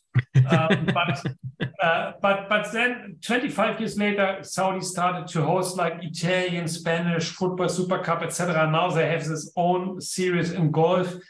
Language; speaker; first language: English; non-native, fluent; German